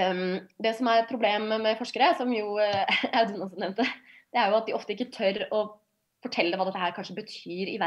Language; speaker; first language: Norwegian; native; Norwegian